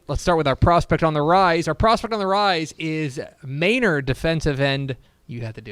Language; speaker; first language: English; native; English